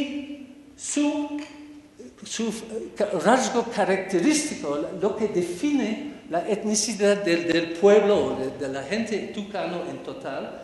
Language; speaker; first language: Spanish; non-native, fluent; English